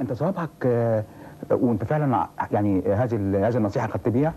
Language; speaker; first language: Arabic; native; Arabic